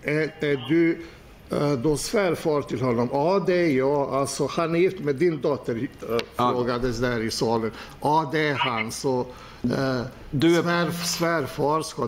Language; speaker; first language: Swedish; non-native, fluent; Albanian